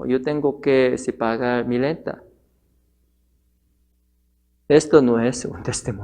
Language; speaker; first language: Spanish; non-native, fluent; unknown